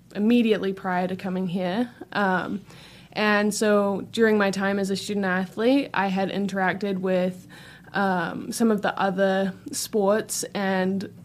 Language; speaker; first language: English; native; English